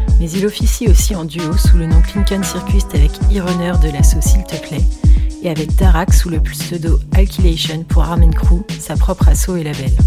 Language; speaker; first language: French; native; French